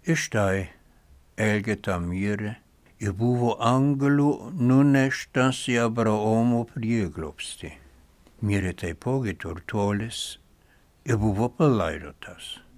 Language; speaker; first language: Lithuanian; non-native, fluent; German